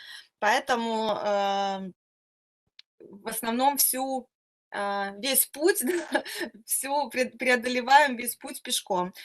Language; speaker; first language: Russian; native; Russian